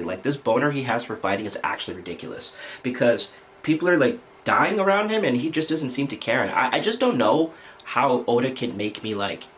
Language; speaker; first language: English; native; English